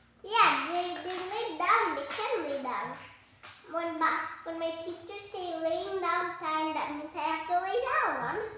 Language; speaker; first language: English; non-native, learner; Indonesian